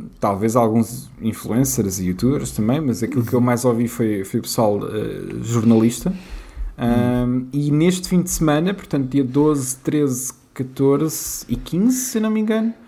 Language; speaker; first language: Portuguese; native; Portuguese